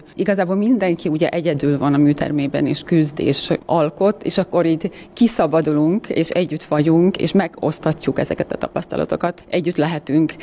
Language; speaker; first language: Hungarian; non-native, fluent; Finnish